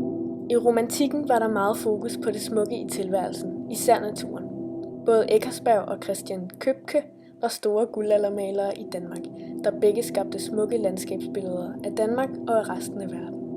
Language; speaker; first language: Danish; native; Danish